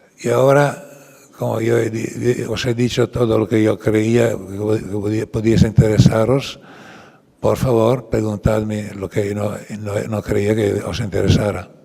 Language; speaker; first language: Spanish; non-native, fluent; Italian